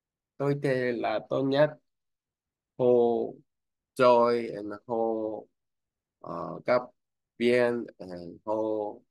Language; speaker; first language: Vietnamese; non-native, learner; Korean